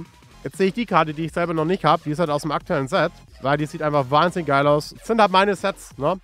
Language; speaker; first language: German; native; German